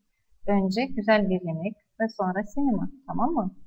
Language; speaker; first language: Turkish; non-native, fluent; Russian